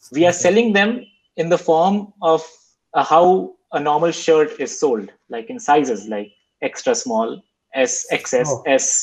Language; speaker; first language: English; non-native, local second language; Hindi